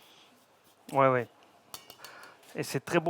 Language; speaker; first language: French; native; French